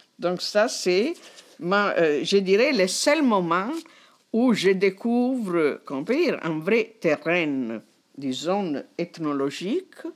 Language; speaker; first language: French; non-native, fluent; Italian